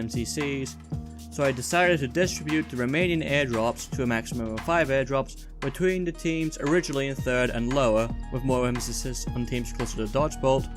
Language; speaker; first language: English; native; English